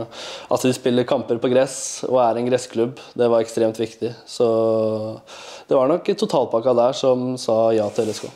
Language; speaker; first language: Norwegian; native; Norwegian